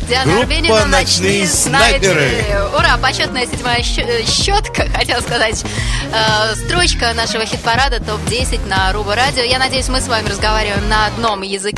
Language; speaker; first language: Russian; native; Russian